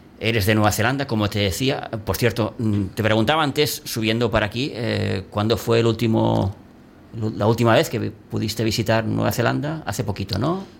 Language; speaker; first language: Spanish; non-native, local second language; Catalan